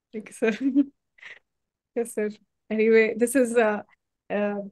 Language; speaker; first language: English; non-native, local second language; Hindi